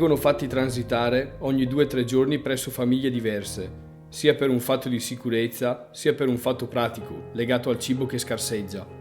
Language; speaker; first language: Italian; native; Italian